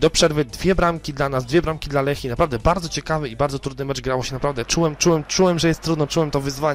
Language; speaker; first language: Polish; native; Polish